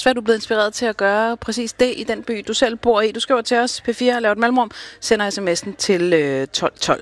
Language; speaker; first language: Danish; native; Danish